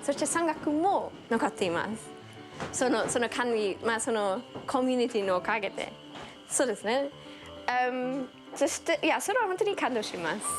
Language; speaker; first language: Japanese; non-native, fluent; German